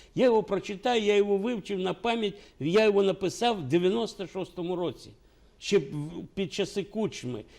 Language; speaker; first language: Ukrainian; non-native, local second language; Russian